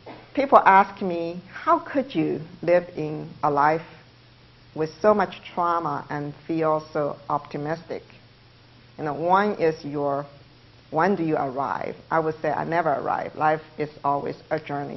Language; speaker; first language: English; non-native, fluent; Chinese